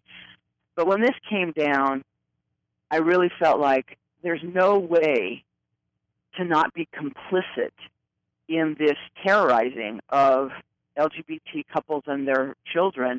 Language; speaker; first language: English; native; English